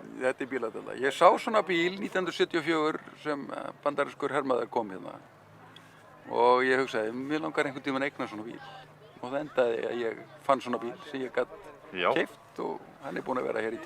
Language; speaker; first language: Icelandic; native; Icelandic